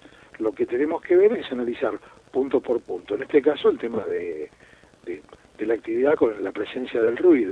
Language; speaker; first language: Spanish; native; Spanish